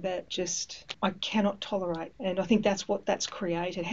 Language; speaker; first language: English; early bilingual, other home language; Greek